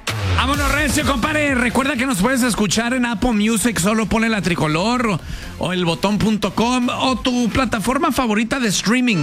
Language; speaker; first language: Spanish; native; Spanish